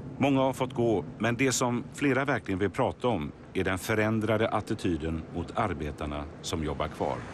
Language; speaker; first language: Swedish; native; Swedish